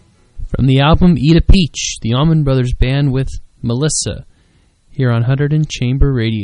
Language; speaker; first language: English; native; English